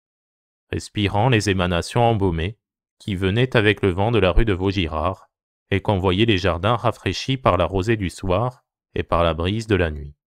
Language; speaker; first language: French; non-native, fluent; Japanese